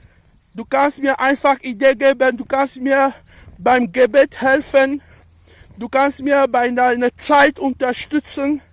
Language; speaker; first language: German; non-native, learner; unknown